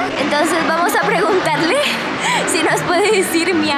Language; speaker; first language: Spanish; native; Spanish